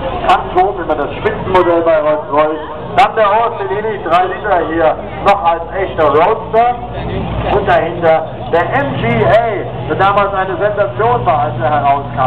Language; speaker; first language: German; native; German